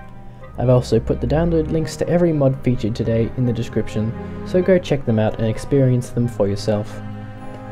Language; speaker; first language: English; native; English